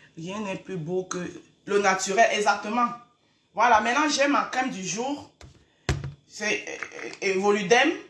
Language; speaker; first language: French; native; French